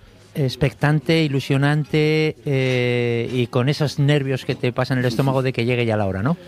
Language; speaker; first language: Spanish; native; Spanish